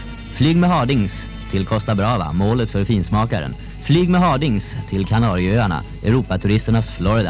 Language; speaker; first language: Swedish; native; Swedish